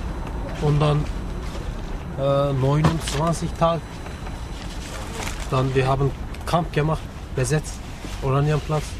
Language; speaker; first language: German; non-native, learner; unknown